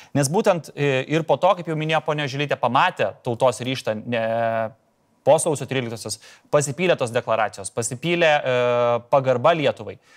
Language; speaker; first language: Lithuanian; native; Lithuanian